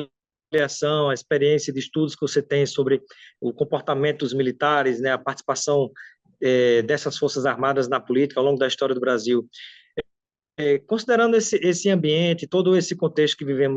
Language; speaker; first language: Portuguese; native; Portuguese